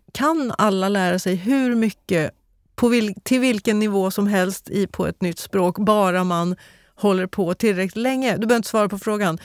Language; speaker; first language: Swedish; native; Swedish